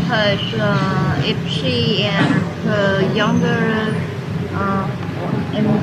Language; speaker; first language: English; non-native, fluent; Vietnamese